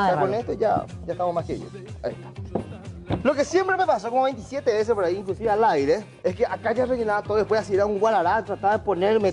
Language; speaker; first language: Spanish; native; Spanish